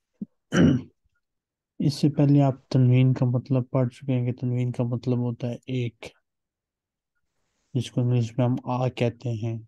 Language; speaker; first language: Urdu; native; Urdu